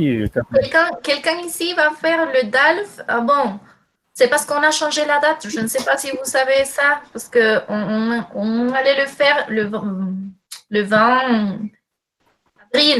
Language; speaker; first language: French; non-native, fluent; Spanish